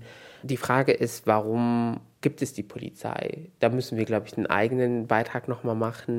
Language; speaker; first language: German; native; German